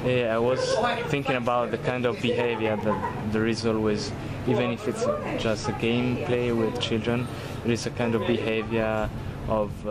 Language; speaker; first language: English; non-native, fluent; Italian